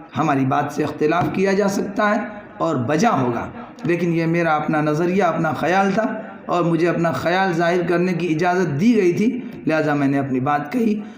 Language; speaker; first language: Urdu; native; Urdu